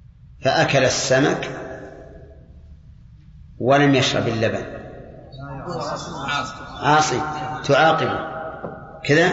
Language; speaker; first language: Arabic; native; Arabic